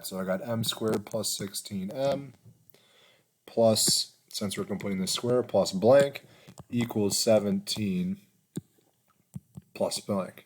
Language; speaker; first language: English; native; English